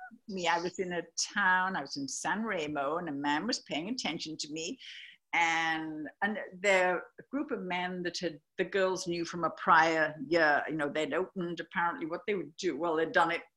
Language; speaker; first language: English; native; English